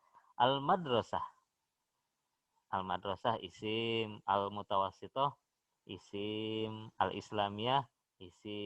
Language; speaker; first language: Arabic; non-native, fluent; Indonesian